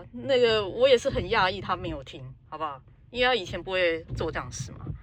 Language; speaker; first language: Chinese; native; Chinese